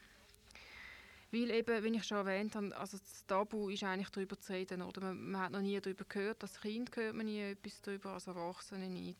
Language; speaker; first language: German; native; German